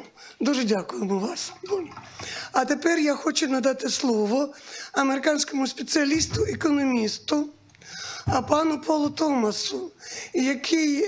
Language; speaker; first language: Ukrainian; native; Ukrainian